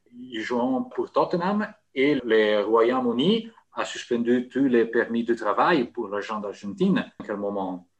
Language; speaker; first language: French; non-native, fluent; Italian